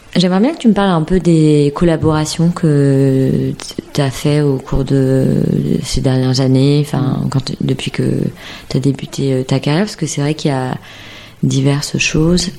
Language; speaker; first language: French; native; French